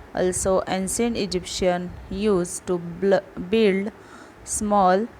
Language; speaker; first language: English; non-native, local second language; Marathi